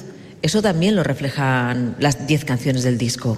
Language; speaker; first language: Spanish; native; Spanish